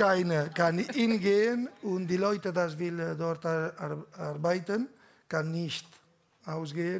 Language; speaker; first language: German; non-native, learner; Catalan